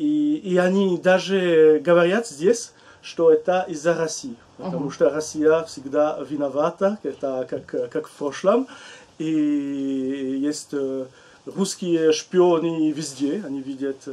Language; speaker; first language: Russian; non-native, learner; French